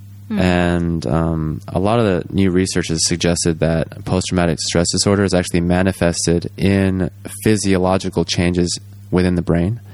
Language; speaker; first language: English; native; English